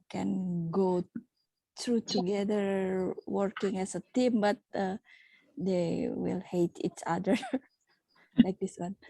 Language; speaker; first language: English; non-native, learner; Indonesian